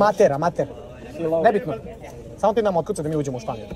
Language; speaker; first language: Croatian; native; Croatian